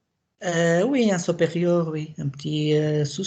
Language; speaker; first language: French; non-native, learner; Portuguese